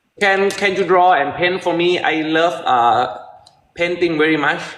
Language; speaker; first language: English; non-native, learner; Thai